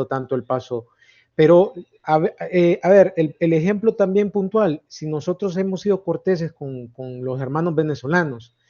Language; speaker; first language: Spanish; native; Spanish